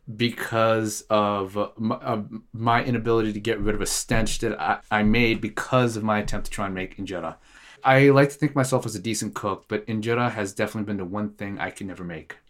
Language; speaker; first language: English; non-native, fluent; Tigrinya